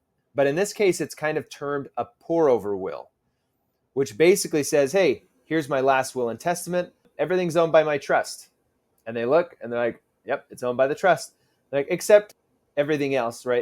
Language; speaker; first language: English; native; English